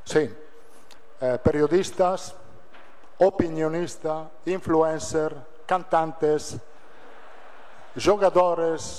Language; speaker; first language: Portuguese; non-native, fluent; Italian